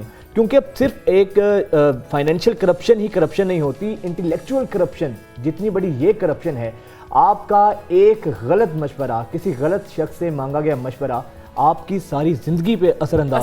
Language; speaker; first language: Urdu; native; Urdu